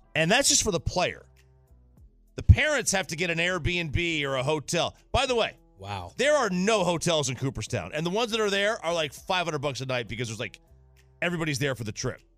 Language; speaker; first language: English; native; English